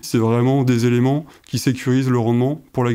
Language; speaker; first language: French; native; French